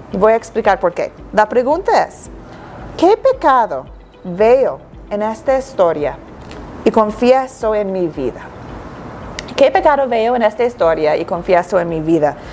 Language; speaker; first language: Spanish; non-native, fluent; English